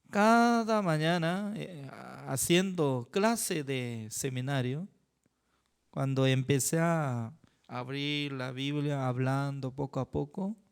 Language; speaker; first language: Spanish; non-native, learner; Korean